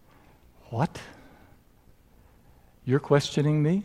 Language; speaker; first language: English; native; English